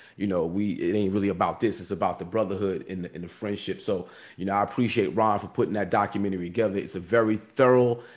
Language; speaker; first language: English; native; English